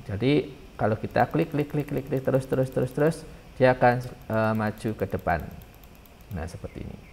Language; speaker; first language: Indonesian; native; Indonesian